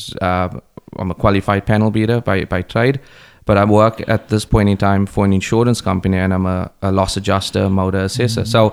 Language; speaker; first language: English; native; English